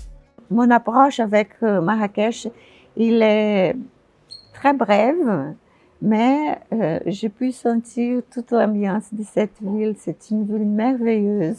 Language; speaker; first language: French; non-native, fluent; Portuguese